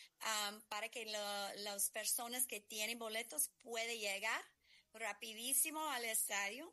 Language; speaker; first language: Spanish; non-native, learner; English